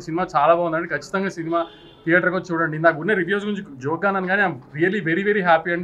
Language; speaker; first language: Telugu; native; Telugu